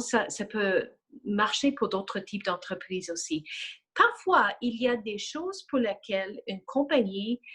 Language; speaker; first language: French; non-native, fluent; English